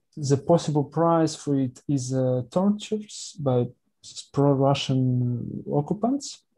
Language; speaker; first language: English; non-native, learner; Ukrainian